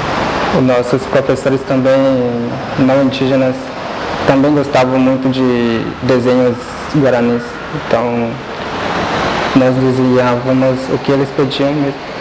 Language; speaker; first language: Portuguese; non-native, local second language; Guarani